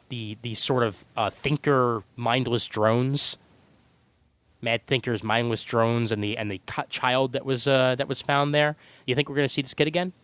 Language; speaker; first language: English; native; English